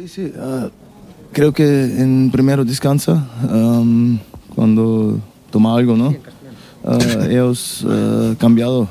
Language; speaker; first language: Spanish; non-native, learner; German